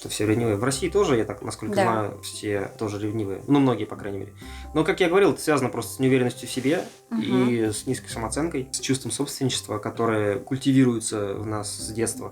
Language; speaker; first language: Russian; native; Russian